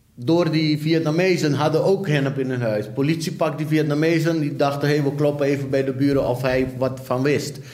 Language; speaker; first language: Dutch; early bilingual, other home language; Papiamento